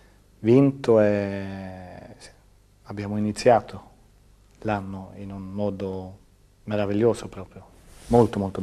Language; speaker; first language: Italian; non-native, fluent; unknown